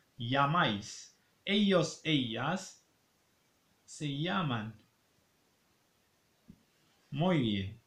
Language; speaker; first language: Spanish; non-native, fluent; Arabic